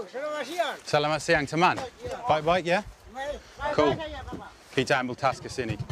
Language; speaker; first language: Indonesian; non-native, learner; English